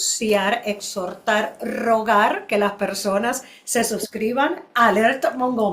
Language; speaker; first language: Spanish; native; Spanish